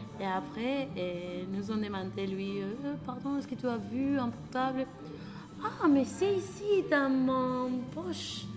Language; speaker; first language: French; non-native, learner; Spanish